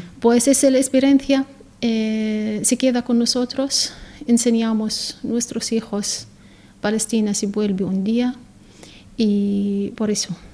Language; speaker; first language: Spanish; non-native, learner; Arabic